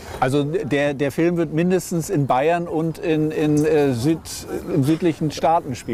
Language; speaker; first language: German; native; German